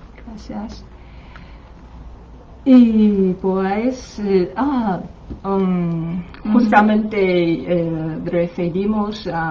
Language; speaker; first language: Spanish; non-native, learner; Chinese